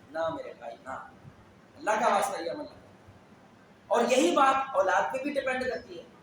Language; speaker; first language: Urdu; non-native, local second language; Punjabi